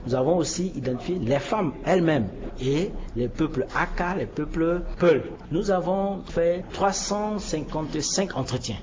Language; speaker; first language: French; non-native, local second language; Sango